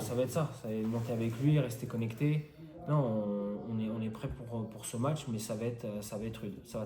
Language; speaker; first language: French; native; French